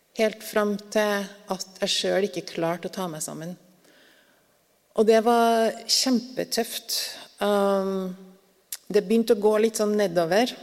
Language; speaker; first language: Norwegian; native; Norwegian